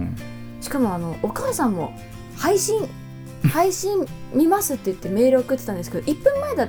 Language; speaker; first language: Japanese; native; Japanese